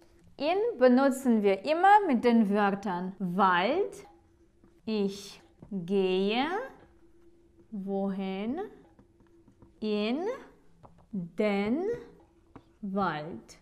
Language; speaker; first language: German; non-native, fluent; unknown